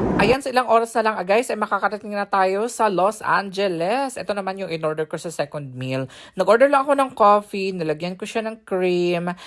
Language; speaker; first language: Filipino; native; Filipino